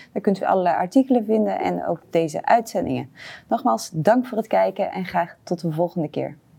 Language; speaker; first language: Dutch; native; Dutch